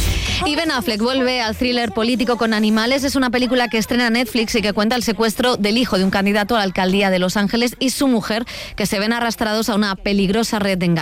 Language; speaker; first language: Spanish; native; Spanish